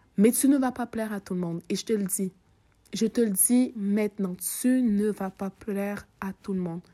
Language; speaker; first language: French; early bilingual, other home language; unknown